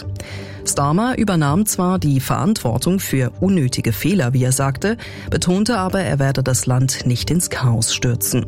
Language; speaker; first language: German; native; German